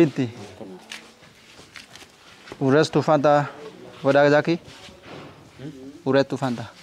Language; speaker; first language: Portuguese; non-native, learner; Vietnamese